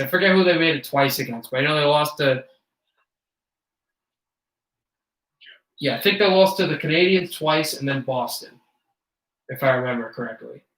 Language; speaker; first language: English; native; English